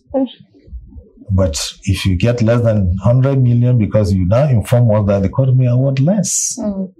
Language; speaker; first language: English; non-native, local second language; Hausa